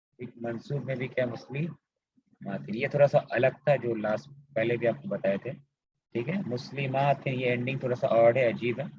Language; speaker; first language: Urdu; native; Urdu